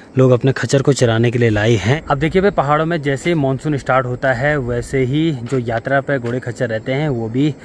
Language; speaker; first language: Hindi; non-native, local second language; Garhwali